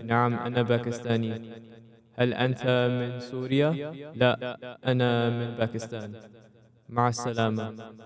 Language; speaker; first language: Arabic; non-native, learner; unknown